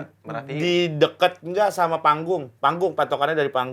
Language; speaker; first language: Indonesian; native; Indonesian